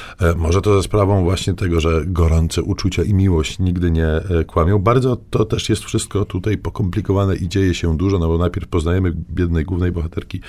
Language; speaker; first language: Polish; native; Polish